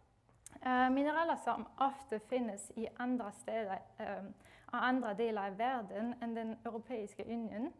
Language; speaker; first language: Norwegian; non-native, fluent; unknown